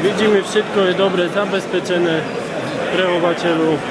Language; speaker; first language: Polish; non-native, learner; Slovak